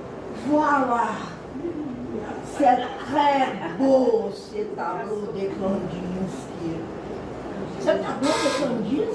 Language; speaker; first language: French; non-native, learner; Portuguese